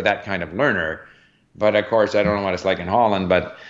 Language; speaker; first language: English; native; English